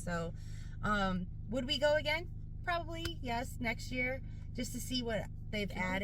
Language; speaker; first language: English; native; English